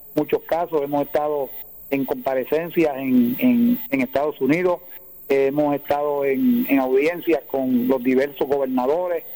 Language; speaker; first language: Spanish; native; Spanish